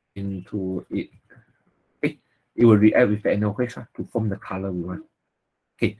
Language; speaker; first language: English; non-native, local second language; Chinese